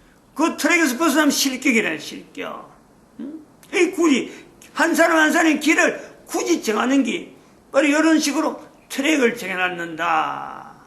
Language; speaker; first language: Korean; native; Korean